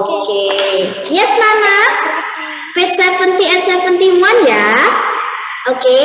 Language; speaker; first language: English; non-native, learner; Indonesian